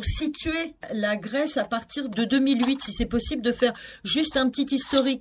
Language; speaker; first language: French; native; French